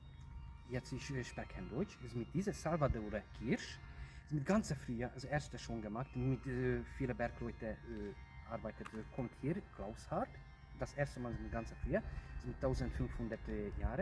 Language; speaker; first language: German; non-native, learner; Hungarian